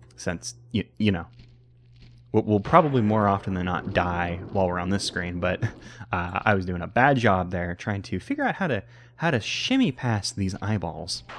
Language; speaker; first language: English; native; English